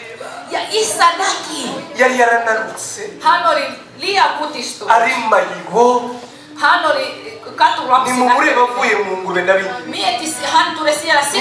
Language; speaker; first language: Finnish; non-native, fluent; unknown